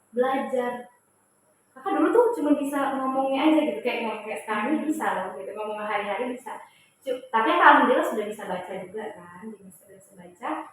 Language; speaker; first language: Indonesian; early bilingual, heritage; Indonesian